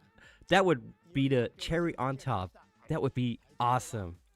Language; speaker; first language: English; native; English